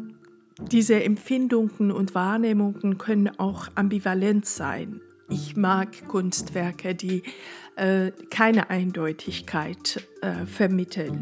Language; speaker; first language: German; non-native, fluent; Persian